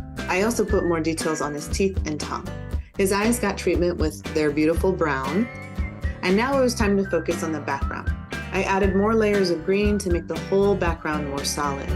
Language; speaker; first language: English; native; English